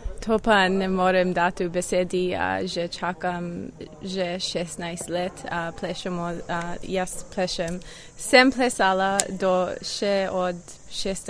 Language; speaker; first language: Slovenian; early bilingual, heritage; Slovenian